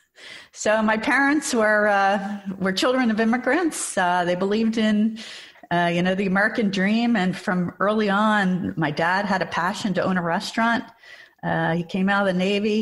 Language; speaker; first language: English; native; English